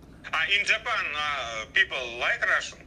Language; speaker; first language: English; non-native, learner; Russian